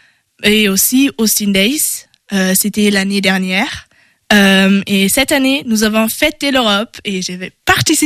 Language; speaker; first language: French; non-native, learner; German